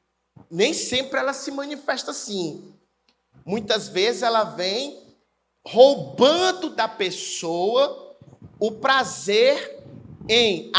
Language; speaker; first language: Portuguese; native; Portuguese